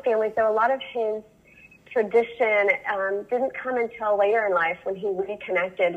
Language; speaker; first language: English; native; English